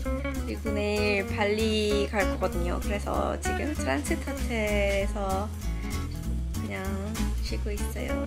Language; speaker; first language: Korean; early bilingual, heritage; Indonesian